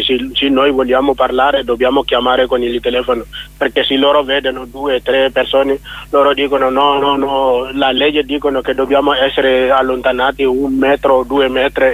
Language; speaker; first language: Italian; non-native, learner; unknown